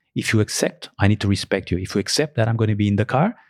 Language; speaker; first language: English; early bilingual, other home language; Portuguese